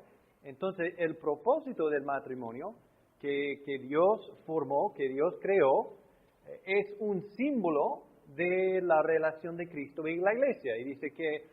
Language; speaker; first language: Spanish; non-native, fluent; English